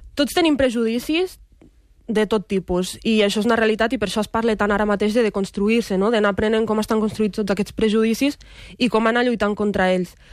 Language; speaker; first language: Catalan; early bilingual, other home language; Arabic